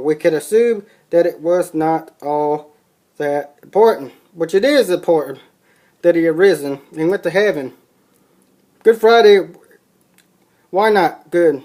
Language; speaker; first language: English; native; English